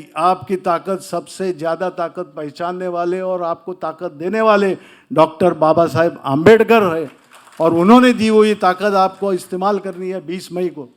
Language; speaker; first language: Hindi; non-native, local second language; Marathi